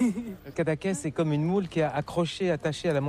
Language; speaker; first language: French; native; French